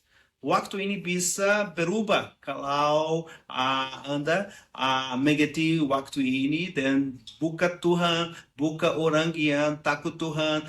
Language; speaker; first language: Indonesian; non-native, learner; Portuguese